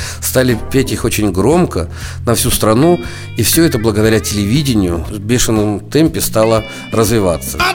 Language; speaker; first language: Russian; native; Russian